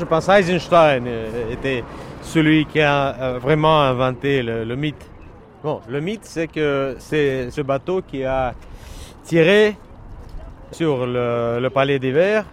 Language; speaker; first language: French; non-native, fluent; Russian